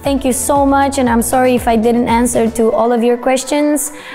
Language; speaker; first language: English; non-native, fluent; Romanian